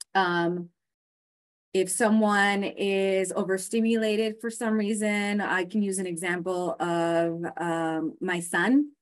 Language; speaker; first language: English; native; English